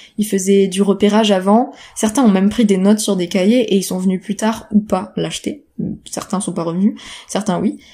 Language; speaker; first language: French; native; French